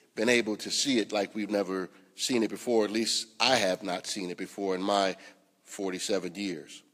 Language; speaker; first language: English; native; English